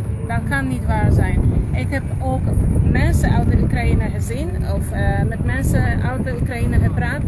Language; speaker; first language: Dutch; non-native, fluent; Polish